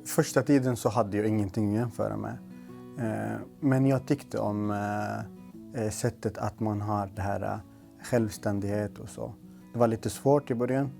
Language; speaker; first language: Swedish; non-native, local second language; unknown